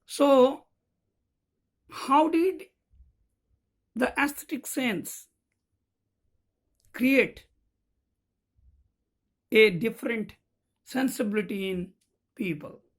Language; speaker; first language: English; non-native, local second language; Bangla